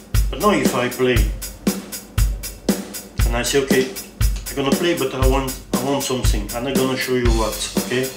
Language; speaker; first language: English; non-native, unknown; French